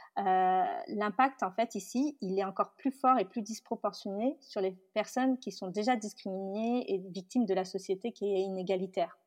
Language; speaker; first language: French; early bilingual, other home language; Tamil